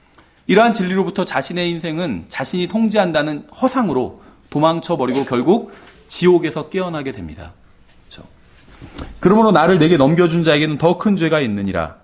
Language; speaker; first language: Korean; native; Korean